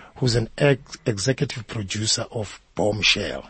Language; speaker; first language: English; non-native, local second language; Zulu